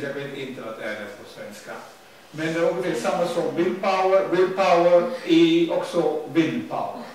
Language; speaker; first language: Swedish; non-native, learner; Dutch